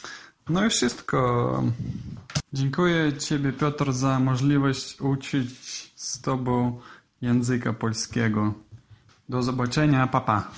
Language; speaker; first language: Polish; non-native, learner; Russian